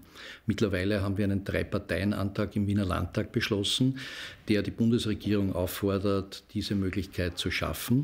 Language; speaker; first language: German; native; German